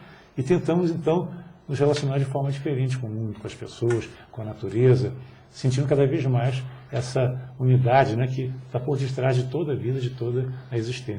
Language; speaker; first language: Portuguese; native; Portuguese